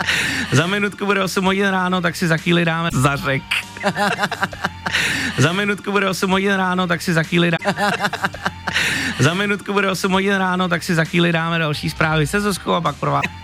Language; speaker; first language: Czech; native; Czech